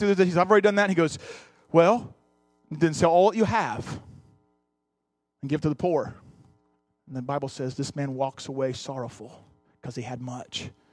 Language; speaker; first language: English; native; English